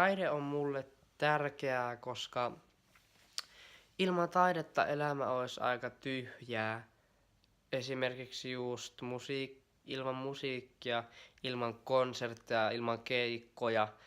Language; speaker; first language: Finnish; native; Finnish